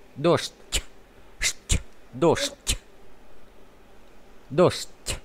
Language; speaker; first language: Russian; non-native, fluent; Vietnamese